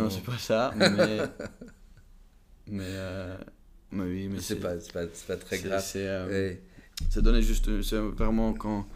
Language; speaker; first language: French; non-native, learner; Dutch